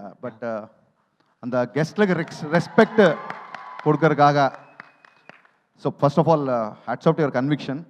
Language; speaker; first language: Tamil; non-native, learner; Telugu